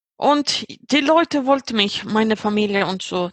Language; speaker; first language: German; non-native, fluent; Swedish